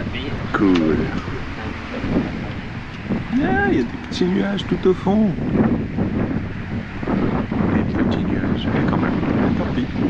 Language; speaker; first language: French; native; French